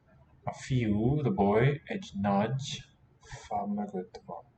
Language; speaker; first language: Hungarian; non-native, learner; English